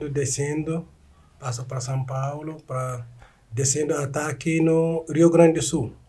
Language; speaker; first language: Portuguese; non-native, learner; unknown